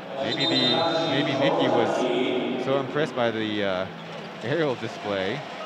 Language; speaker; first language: English; native; English